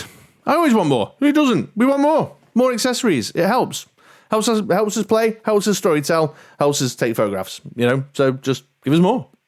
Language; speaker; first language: English; native; English